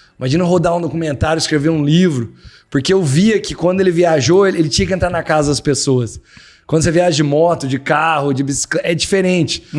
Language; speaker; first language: Portuguese; native; Portuguese